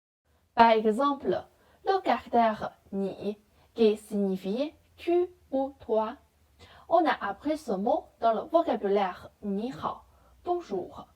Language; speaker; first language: French; non-native, fluent; Chinese